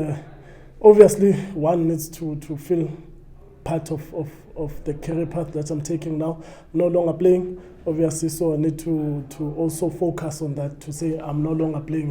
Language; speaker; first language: English; non-native, local second language; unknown